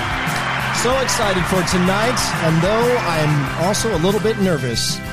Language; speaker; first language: English; native; English